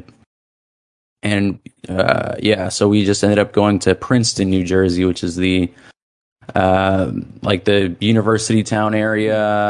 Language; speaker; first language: English; native; English